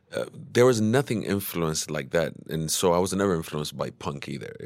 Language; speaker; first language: English; early bilingual, other home language; Amharic